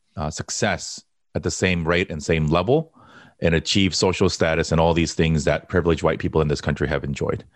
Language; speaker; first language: English; early bilingual, other home language; Korean